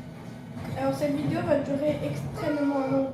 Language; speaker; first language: French; native; French